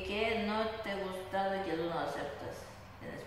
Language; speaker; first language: Spanish; non-native, learner; Russian